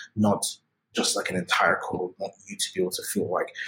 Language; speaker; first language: English; non-native, local second language; Yoruba